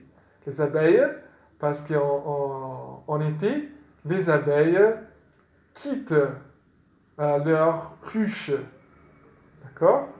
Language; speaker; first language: French; non-native, fluent; Portuguese